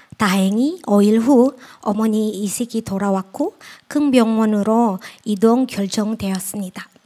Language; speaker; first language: Korean; non-native, fluent; Indonesian